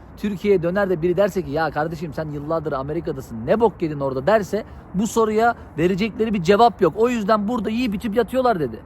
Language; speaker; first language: Turkish; native; Turkish